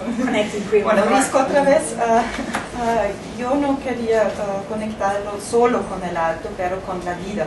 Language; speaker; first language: Spanish; non-native, fluent; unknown